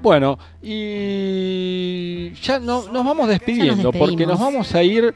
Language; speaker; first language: Spanish; native; Spanish